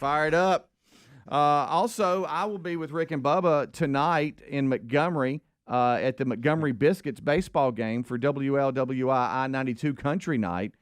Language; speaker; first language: English; native; English